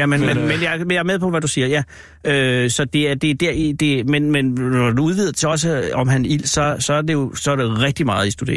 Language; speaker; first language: Danish; native; Danish